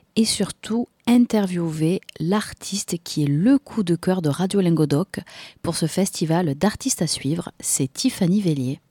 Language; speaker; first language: French; native; French